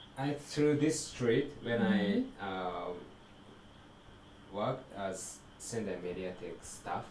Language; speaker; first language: English; non-native, fluent; Korean